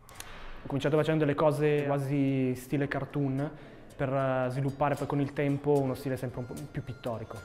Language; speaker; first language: Italian; native; Italian